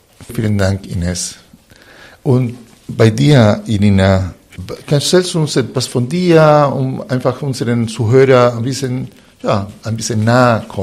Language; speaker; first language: German; non-native, fluent; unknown